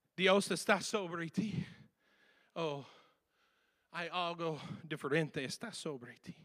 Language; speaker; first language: Spanish; non-native, fluent; English